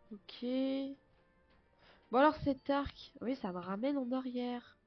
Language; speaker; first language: French; native; French